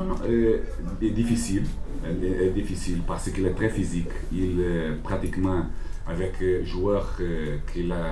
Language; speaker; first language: French; non-native, learner; Portuguese